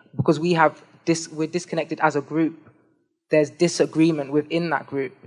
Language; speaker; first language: English; native; English